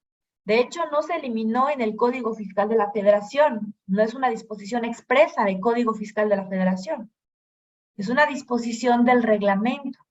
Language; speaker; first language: Spanish; native; Spanish